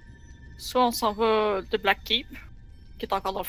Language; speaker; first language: French; native; French